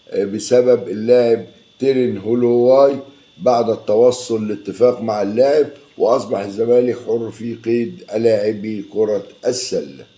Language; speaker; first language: Arabic; native; Arabic